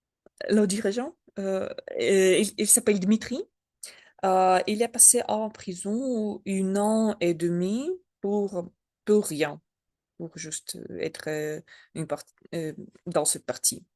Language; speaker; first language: French; non-native, learner; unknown